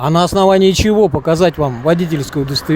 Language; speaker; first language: Russian; native; Russian